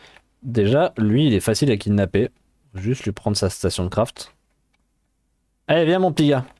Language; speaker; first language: French; native; French